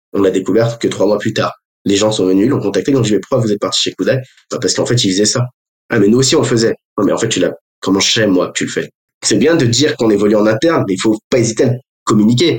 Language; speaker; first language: French; native; French